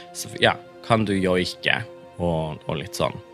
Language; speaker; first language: Norwegian; non-native, local second language; Northern Sami